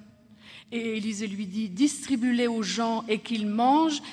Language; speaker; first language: French; native; French